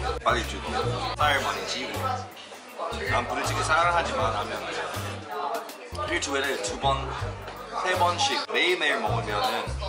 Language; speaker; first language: Korean; non-native, fluent; English